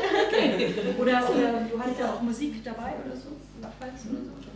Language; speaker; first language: German; native; German